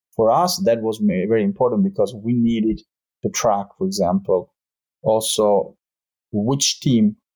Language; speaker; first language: English; non-native, fluent; Albanian